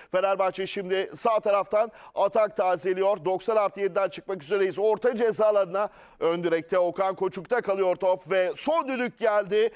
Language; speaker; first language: Turkish; native; Turkish